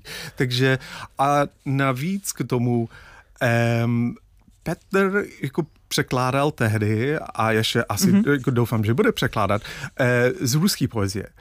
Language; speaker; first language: Czech; non-native, fluent; English